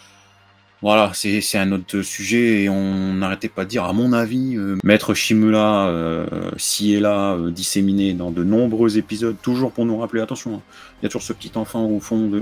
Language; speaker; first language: French; native; French